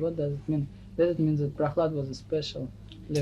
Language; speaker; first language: English; non-native, fluent; Russian